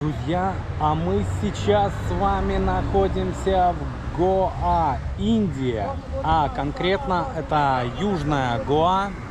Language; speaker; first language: Russian; native; Russian